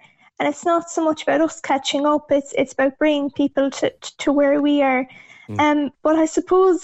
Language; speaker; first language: English; native; English